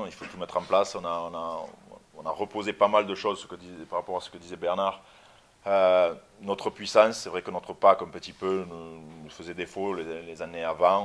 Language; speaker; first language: French; native; French